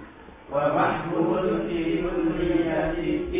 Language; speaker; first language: Arabic; non-native, learner; Indonesian